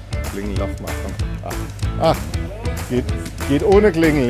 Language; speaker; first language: German; native; German